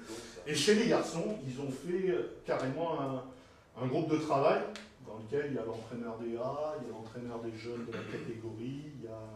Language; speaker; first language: French; native; French